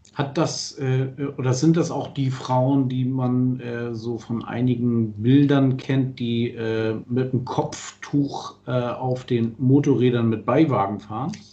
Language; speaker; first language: German; native; German